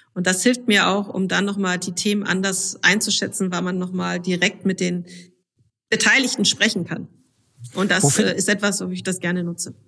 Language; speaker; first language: German; native; German